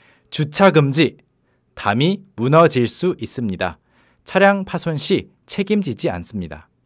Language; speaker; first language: Korean; native; Korean